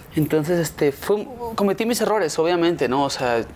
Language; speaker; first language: Spanish; native; Spanish